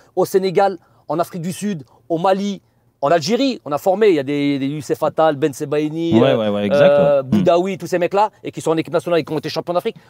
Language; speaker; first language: French; native; French